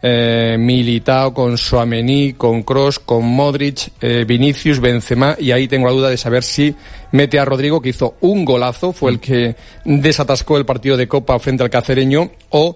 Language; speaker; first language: Spanish; native; Spanish